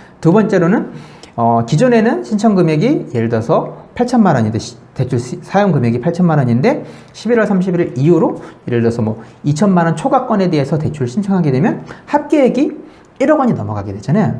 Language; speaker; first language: Korean; native; Korean